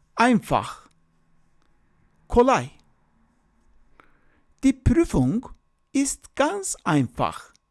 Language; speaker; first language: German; non-native, fluent; Turkish